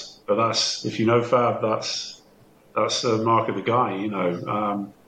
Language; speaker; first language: English; native; English